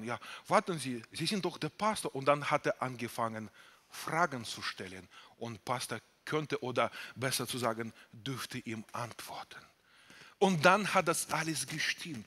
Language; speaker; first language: German; non-native, fluent; Russian